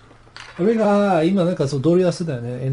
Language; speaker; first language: Japanese; non-native, fluent; English